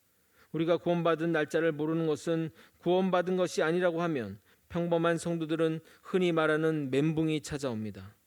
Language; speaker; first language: Korean; native; Korean